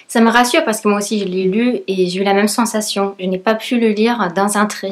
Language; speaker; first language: French; native; French